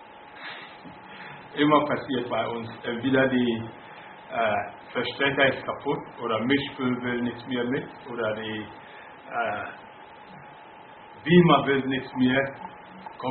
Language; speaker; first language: German; non-native, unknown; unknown